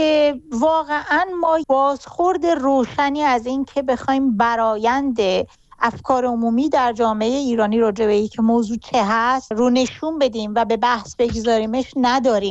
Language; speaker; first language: Persian; native; Persian